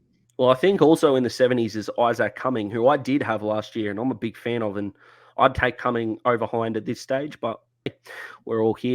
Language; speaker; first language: English; native; English